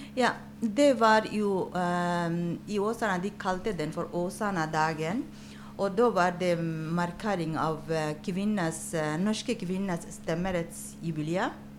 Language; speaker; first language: Norwegian; non-native, fluent; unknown